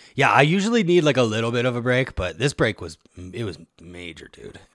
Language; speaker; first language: English; native; English